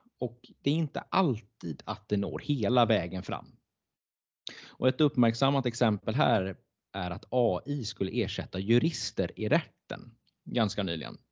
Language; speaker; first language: Swedish; native; Swedish